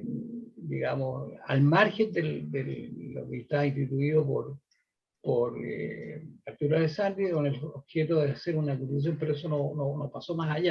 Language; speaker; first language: Spanish; native; Spanish